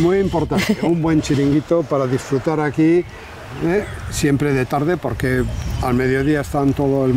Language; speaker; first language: Spanish; native; Spanish